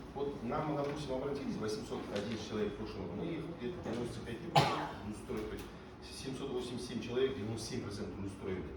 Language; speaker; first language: Russian; non-native, local second language; Kazakh